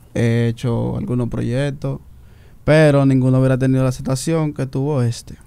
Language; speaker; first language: Spanish; early bilingual, heritage; Spanish